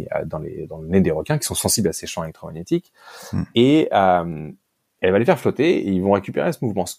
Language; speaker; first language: French; native; French